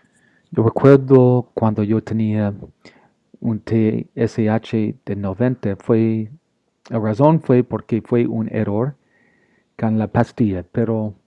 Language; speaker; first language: Spanish; non-native, learner; English